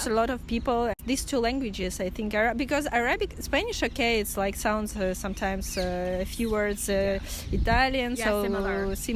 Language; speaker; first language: English; non-native, fluent; Russian